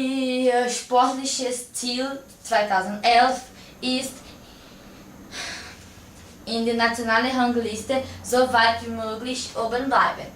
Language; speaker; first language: German; non-native, learner; Portuguese